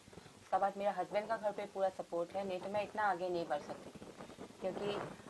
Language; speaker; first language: Hindi; non-native, local second language; Assamese